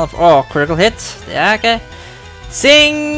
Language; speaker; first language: Norwegian; native; Norwegian